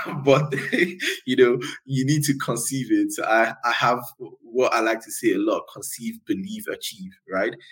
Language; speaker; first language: English; non-native, local second language; Yoruba